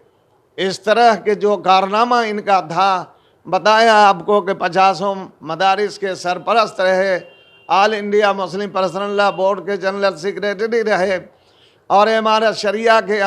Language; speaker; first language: Urdu; native; Urdu